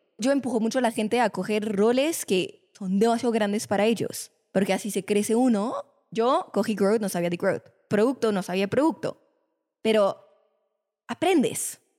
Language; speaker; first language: Spanish; non-native, fluent; French